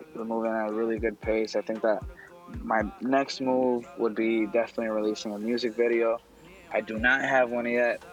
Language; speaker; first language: English; non-native, fluent; Spanish